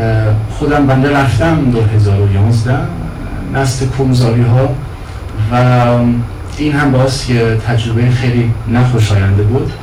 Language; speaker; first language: Persian; non-native, fluent; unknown